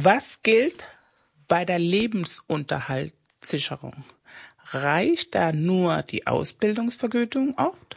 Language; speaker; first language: German; non-native, fluent; Spanish